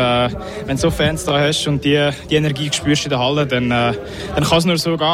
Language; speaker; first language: German; native; German